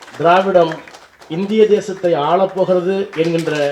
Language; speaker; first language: Tamil; native; Tamil